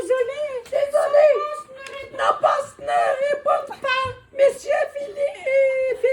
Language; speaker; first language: French; non-native, fluent; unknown